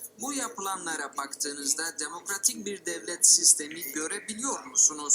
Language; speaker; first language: Turkish; native; Turkish